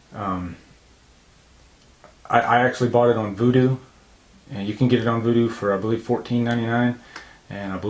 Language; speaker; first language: English; native; English